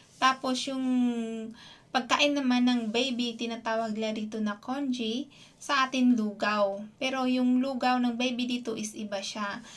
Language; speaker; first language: Filipino; non-native, local second language; Cebuano